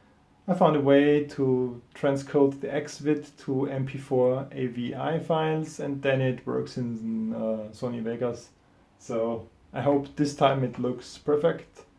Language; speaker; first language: English; non-native, fluent; German